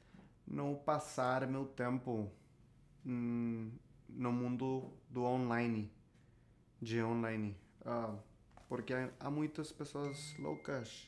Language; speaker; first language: Portuguese; non-native, learner; Spanish